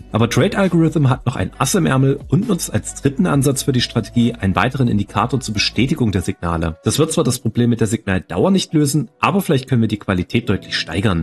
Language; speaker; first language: German; native; German